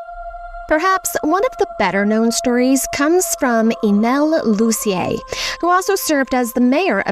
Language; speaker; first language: English; native; English